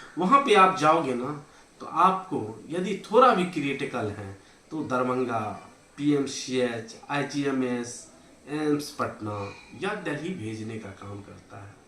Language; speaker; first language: Hindi; native; Hindi